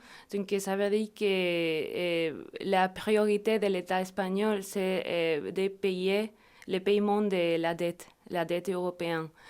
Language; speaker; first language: French; non-native, fluent; Spanish